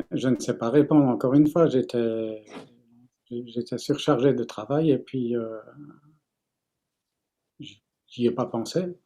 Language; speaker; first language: French; non-native, fluent; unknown